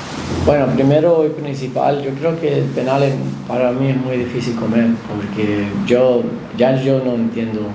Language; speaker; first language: Spanish; non-native, fluent; English